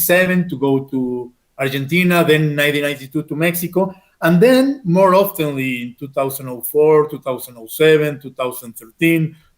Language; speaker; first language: English; non-native, fluent; Spanish